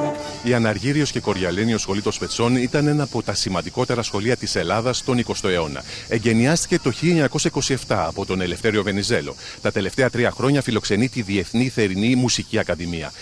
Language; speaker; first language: Greek; native; Greek